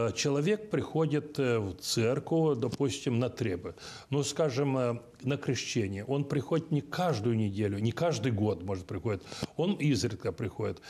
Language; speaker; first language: Russian; non-native, local second language; Romanian